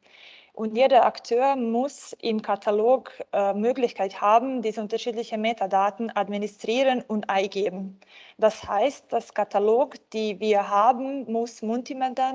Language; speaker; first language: German; non-native, fluent; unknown